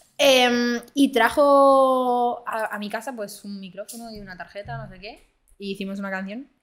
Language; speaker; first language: Spanish; early bilingual, other home language; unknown